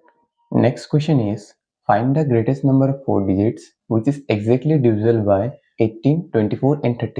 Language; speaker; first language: English; non-native, local second language; Hindi